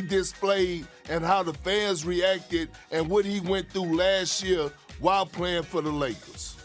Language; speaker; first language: English; native; English